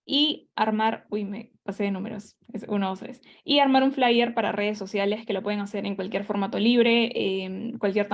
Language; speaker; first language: Spanish; native; Spanish